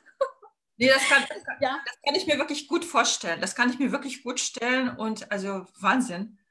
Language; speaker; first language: German; non-native, fluent; Russian